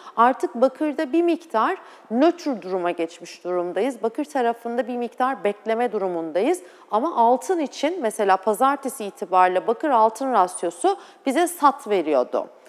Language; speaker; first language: Turkish; native; Turkish